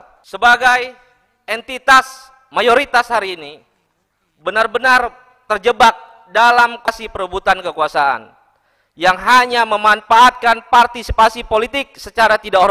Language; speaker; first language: Indonesian; native; Indonesian